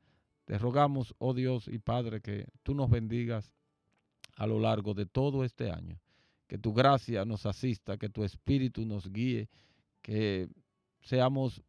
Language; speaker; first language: Spanish; native; Spanish